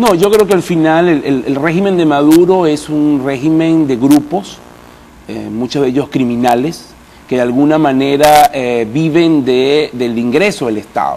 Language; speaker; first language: Spanish; native; Spanish